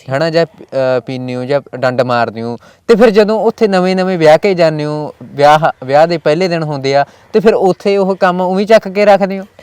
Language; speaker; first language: Punjabi; native; Punjabi